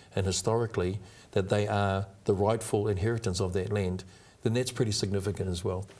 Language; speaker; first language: English; native; English